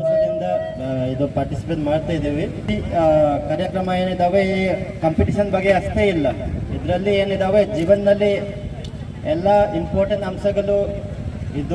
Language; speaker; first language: Kannada; non-native, fluent; Manipuri